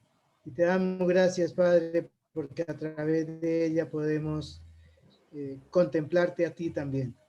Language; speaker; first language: Spanish; native; Spanish